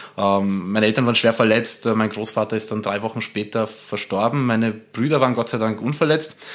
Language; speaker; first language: German; early bilingual, other home language; Romanian